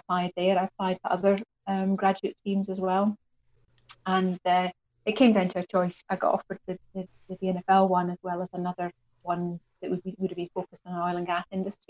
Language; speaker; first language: English; native; English